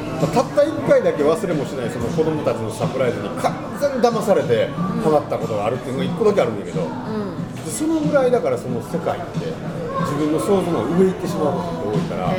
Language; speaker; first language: Japanese; native; Japanese